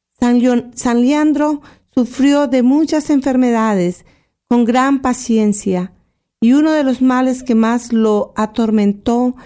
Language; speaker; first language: Spanish; native; Spanish